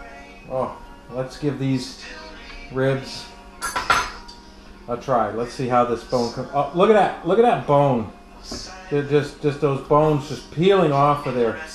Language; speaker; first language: English; native; English